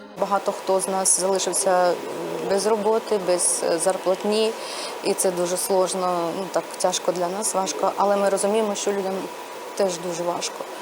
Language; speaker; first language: Ukrainian; non-native, local second language; Russian